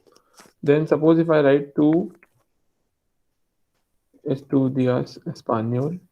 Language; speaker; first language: Spanish; non-native, fluent; Hindi